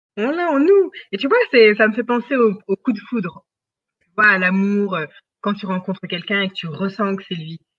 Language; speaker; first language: French; early bilingual, other home language; Wolof